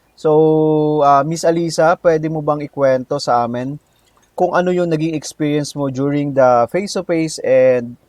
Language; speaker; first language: Filipino; non-native, local second language; Cebuano